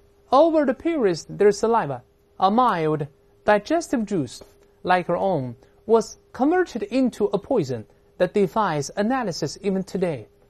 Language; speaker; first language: English; non-native, fluent; Chinese